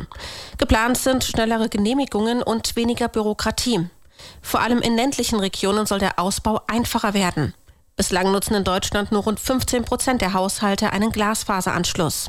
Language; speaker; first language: German; native; German